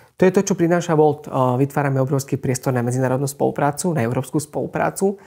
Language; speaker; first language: Slovak; non-native, local second language; Hungarian